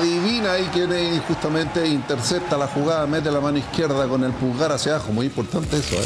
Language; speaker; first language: Spanish; native; Spanish